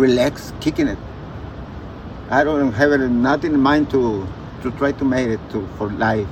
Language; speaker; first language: English; non-native, learner; Spanish